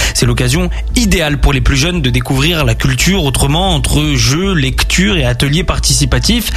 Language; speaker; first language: French; native; French